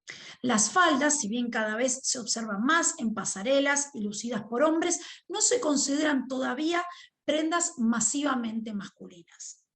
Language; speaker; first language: Spanish; native; Spanish